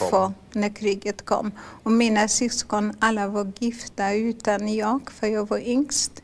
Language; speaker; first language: Swedish; non-native, fluent; Polish